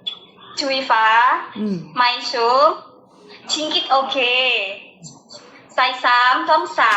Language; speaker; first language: Cantonese; non-native, learner; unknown